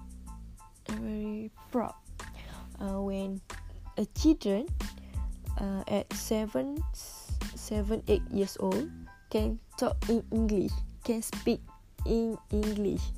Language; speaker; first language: English; non-native, local second language; Malay